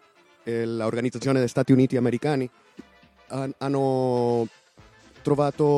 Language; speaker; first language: Italian; non-native, learner; Spanish